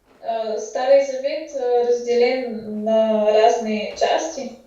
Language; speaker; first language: Russian; non-native, fluent; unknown